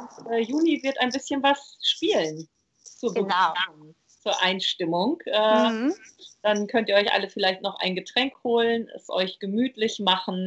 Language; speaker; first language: German; native; German